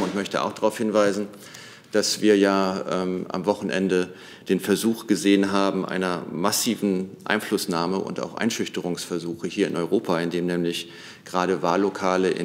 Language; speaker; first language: German; native; German